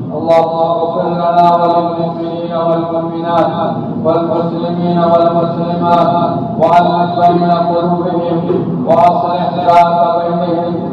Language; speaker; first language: Arabic; non-native, fluent; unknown